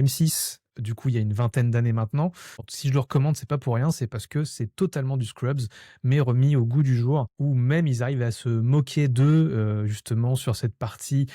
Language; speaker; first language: French; native; French